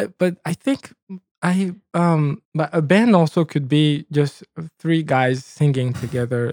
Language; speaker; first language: English; native; English